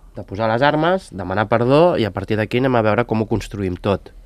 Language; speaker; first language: Catalan; native; Catalan